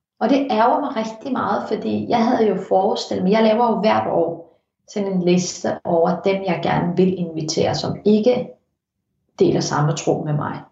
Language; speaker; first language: Danish; early bilingual, heritage; Danish